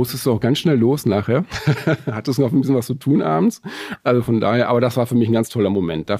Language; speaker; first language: German; native; German